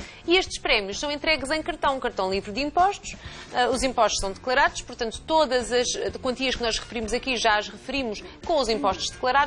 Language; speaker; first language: Portuguese; native; Portuguese